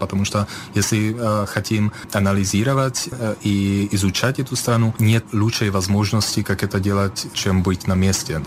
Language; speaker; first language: Russian; non-native, fluent; Czech